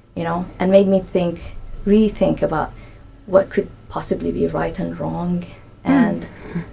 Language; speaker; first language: English; non-native, fluent; Arabic